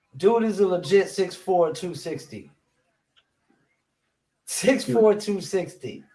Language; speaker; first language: English; native; English